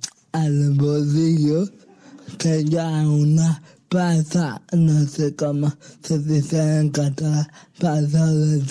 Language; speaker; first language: Catalan; non-native, local second language; Spanish